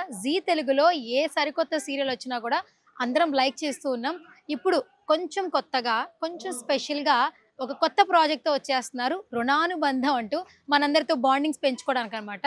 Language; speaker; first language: Telugu; native; Telugu